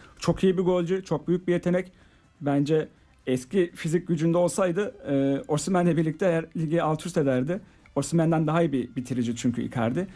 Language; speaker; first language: Turkish; native; Turkish